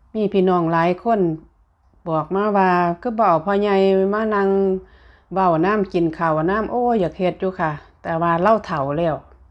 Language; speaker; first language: Thai; native; Thai